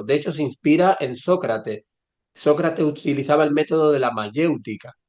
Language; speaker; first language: Spanish; native; Spanish